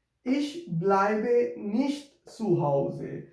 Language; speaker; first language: German; non-native, fluent; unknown